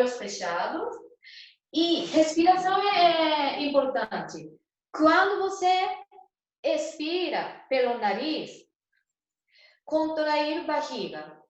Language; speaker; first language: Portuguese; non-native, learner; Japanese